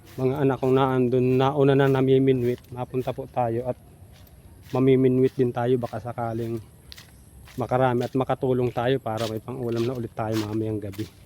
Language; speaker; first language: Filipino; non-native, local second language; Bikol